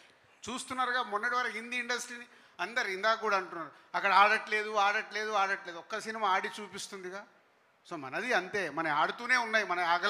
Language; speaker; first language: Telugu; native; Telugu